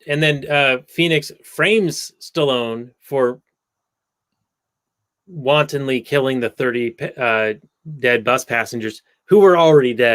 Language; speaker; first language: English; native; English